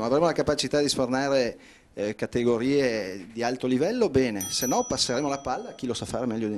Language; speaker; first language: Italian; native; Italian